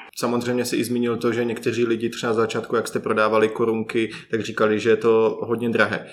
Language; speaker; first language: Czech; native; Czech